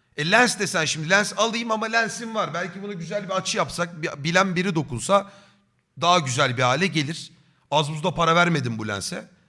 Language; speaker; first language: Turkish; native; Turkish